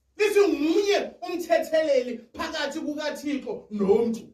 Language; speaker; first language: Zulu; non-native, local second language; Xhosa